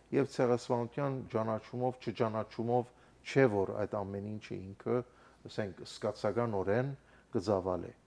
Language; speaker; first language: Armenian; native; Armenian